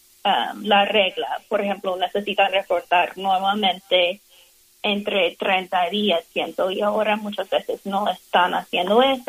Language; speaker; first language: Spanish; non-native, fluent; English